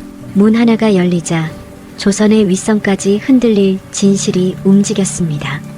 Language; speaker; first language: Korean; native; Korean